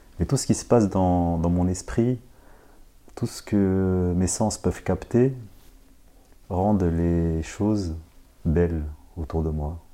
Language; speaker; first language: French; early bilingual, other home language; Khmer